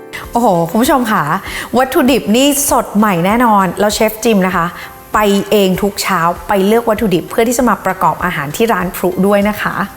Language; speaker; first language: Thai; native; Thai